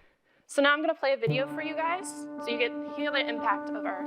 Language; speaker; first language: English; native; English